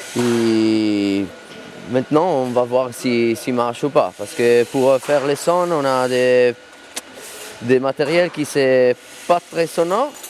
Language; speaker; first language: French; non-native, learner; Italian